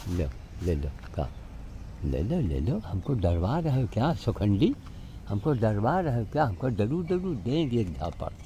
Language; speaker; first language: Hindi; native; Hindi